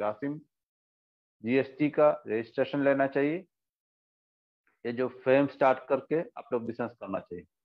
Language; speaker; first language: Hindi; non-native, local second language; Malayalam